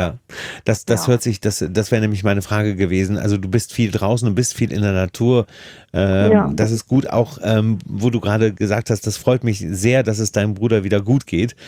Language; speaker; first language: German; native; German